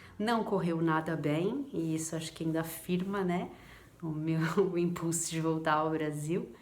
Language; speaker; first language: Portuguese; native; Portuguese